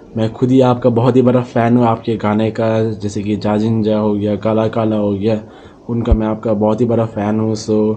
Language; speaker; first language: Hindi; non-native, local second language; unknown